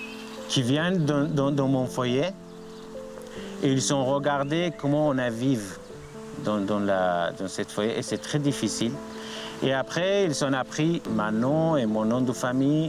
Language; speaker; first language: French; non-native, learner; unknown